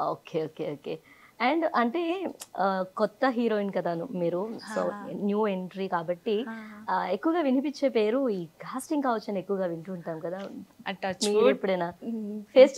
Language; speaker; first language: Telugu; native; Telugu